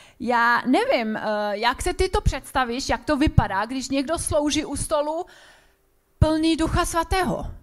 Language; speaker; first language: Czech; non-native, fluent; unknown